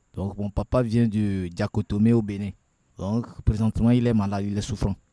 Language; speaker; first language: French; non-native, local second language; Ewe